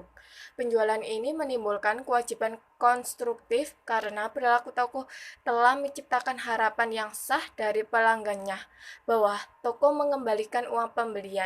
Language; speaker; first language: Indonesian; native; Indonesian